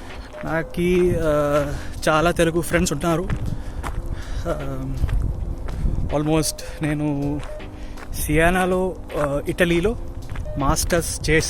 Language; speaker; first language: Telugu; non-native, local second language; Tamil